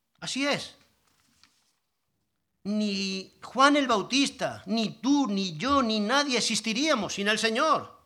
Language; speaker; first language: Spanish; native; Spanish